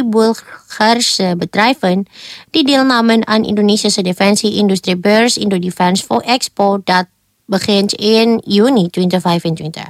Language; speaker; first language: Dutch; non-native, fluent; Indonesian